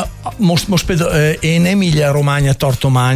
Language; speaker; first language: Hungarian; non-native, learner; Italian